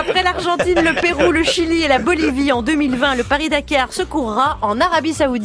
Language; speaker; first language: French; native; French